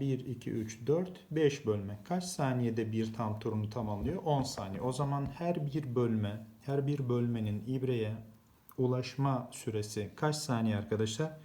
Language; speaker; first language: Turkish; native; Turkish